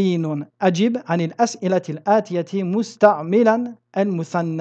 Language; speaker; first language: Arabic; non-native, fluent; French